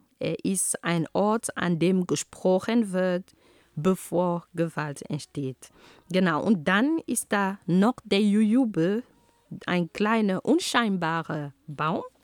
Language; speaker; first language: German; non-native, fluent; Ghomala